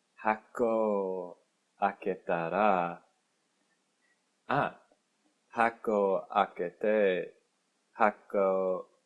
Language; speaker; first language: Japanese; non-native, learner; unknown